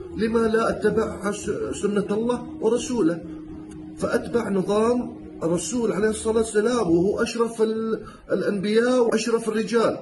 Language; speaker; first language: Arabic; non-native, fluent; Chinese